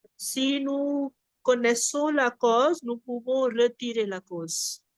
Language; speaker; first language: French; non-native, fluent; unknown